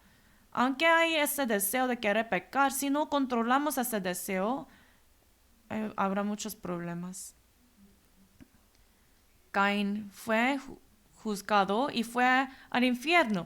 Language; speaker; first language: Spanish; non-native, fluent; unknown